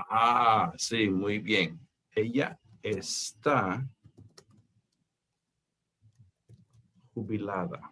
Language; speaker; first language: Spanish; non-native, fluent; English